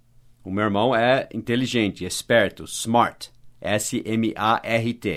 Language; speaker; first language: Portuguese; non-native, fluent; English